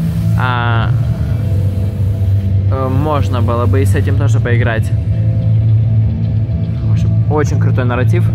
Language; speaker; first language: Russian; native; Russian